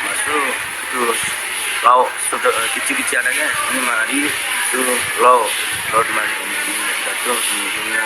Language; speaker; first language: Indonesian; non-native, learner; Rohingya